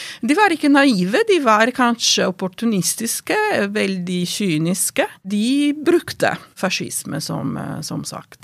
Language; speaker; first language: Norwegian; non-native, fluent; Italian